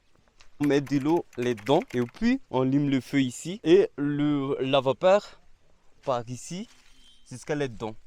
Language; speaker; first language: French; non-native, local second language; Malagasy